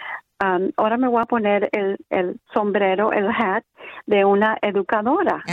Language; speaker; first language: Spanish; early bilingual, other home language; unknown